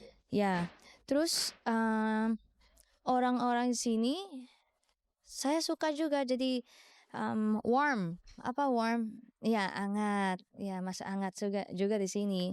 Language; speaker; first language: Indonesian; non-native, learner; Filipino